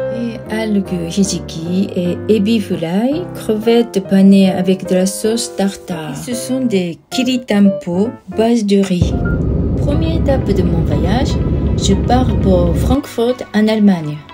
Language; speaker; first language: French; non-native, fluent; Japanese